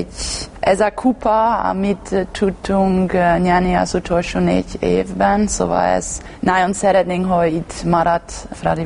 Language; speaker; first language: Hungarian; non-native, learner; German